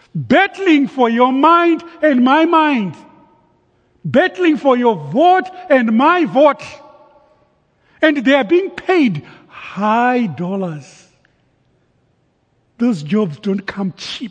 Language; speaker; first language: English; non-native, local second language; Shona